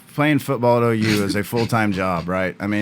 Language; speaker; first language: English; native; English